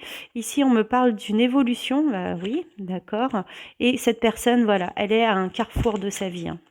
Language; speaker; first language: French; native; French